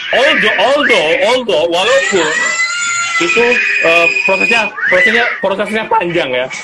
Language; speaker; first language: Indonesian; non-native, local second language; Sundanese